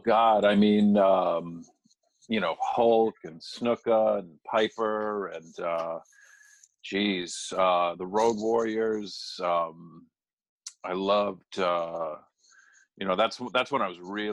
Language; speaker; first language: English; native; English